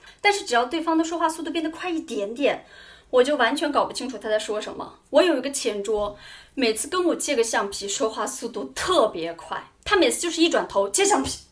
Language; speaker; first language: Chinese; non-native, local second language; Uyghur